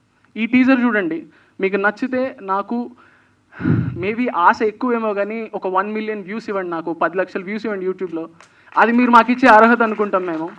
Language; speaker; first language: Telugu; native; Telugu